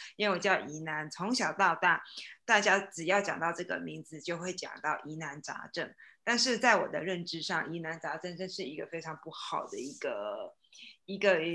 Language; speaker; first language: Chinese; native; Chinese